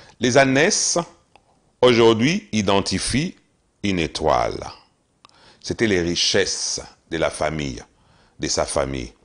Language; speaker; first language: French; non-native, local second language; Lingala